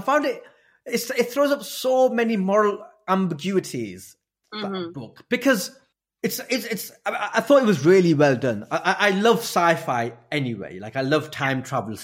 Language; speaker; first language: English; native; English